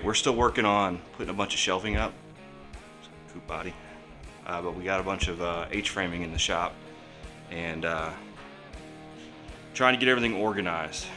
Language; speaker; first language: English; native; English